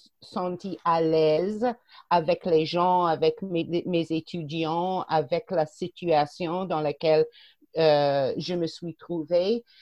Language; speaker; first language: French; non-native, fluent; English